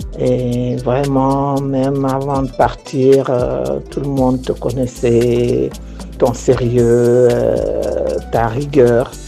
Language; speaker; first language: French; non-native, local second language; Wolof